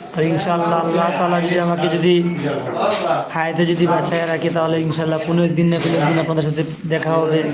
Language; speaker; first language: Bangla; native; Bangla